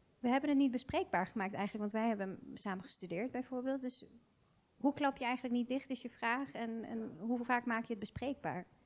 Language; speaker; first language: Dutch; early bilingual, other home language; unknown